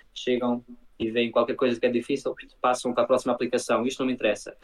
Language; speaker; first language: Portuguese; early bilingual, heritage; Portuguese